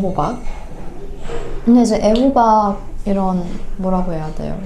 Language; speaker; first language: Korean; non-native, fluent; Persian